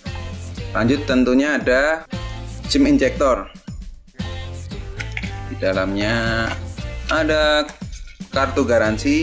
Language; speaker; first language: Indonesian; native; Indonesian